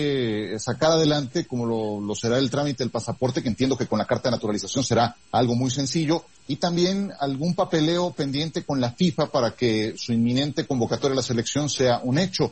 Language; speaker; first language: Spanish; native; Spanish